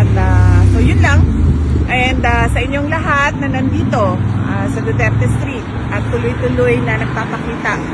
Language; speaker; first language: Filipino; native; Filipino